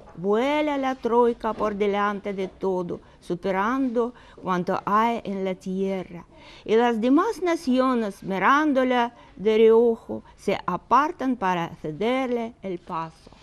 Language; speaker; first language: Spanish; non-native, fluent; Russian